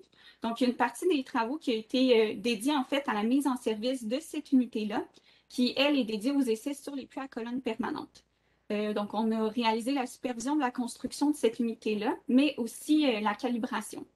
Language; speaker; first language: French; native; French